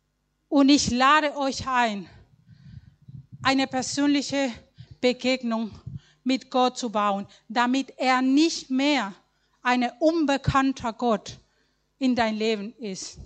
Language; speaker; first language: German; non-native, learner; Spanish